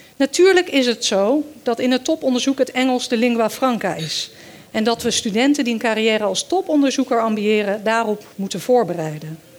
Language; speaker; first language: Dutch; early bilingual, other home language; Danish